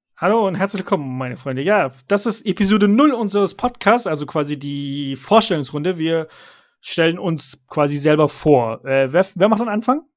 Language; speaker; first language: German; early bilingual, other home language; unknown